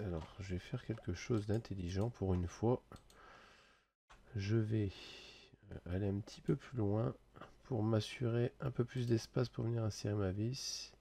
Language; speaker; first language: French; native; French